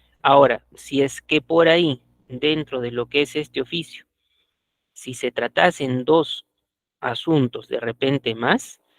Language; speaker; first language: Spanish; native; Spanish